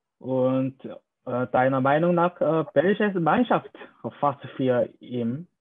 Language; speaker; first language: German; non-native, learner; Korean